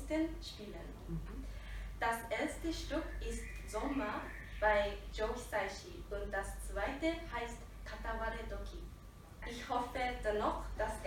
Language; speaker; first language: German; non-native, fluent; Japanese